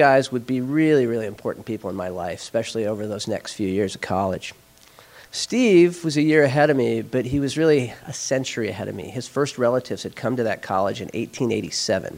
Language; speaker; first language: English; native; English